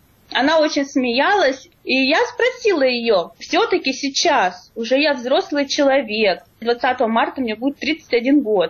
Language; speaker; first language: Russian; native; Russian